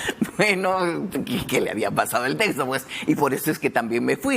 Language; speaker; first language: Spanish; native; Spanish